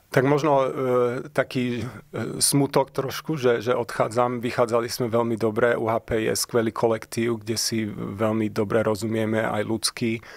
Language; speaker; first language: Slovak; early bilingual, heritage; Slovak